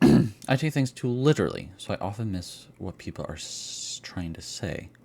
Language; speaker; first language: English; native; English